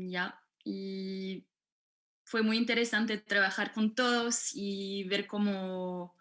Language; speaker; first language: Spanish; non-native, fluent; French